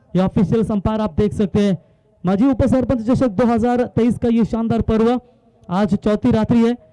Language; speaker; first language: Hindi; non-native, local second language; Marathi